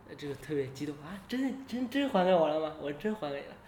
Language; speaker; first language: Chinese; native; Chinese